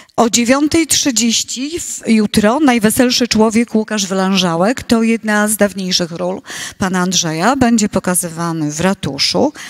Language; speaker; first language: Polish; native; Polish